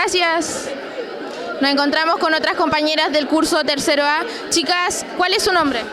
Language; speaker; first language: Spanish; native; Spanish